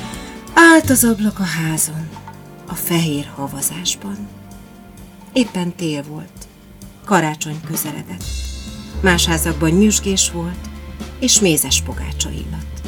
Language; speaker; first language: Hungarian; native; Hungarian